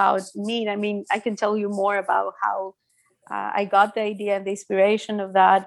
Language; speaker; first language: English; non-native, fluent; Greek